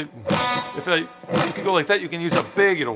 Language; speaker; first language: English; native; English